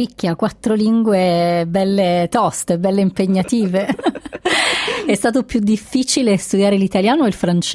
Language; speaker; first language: Italian; native; Italian